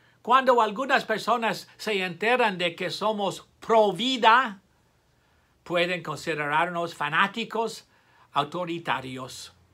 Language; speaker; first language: Spanish; non-native, fluent; English